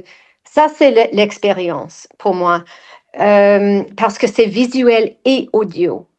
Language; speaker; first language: French; non-native, fluent; English